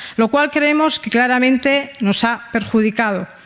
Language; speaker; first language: Spanish; native; Spanish